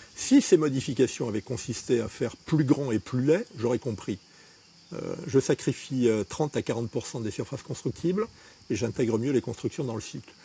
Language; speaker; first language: French; native; French